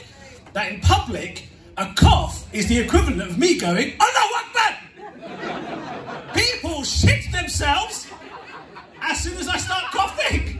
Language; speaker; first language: English; native; English